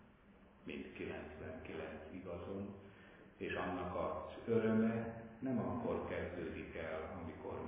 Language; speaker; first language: Hungarian; native; Hungarian